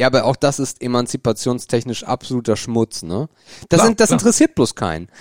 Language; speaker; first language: German; native; German